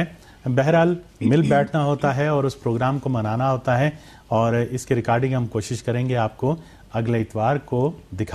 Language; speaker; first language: Urdu; native; Urdu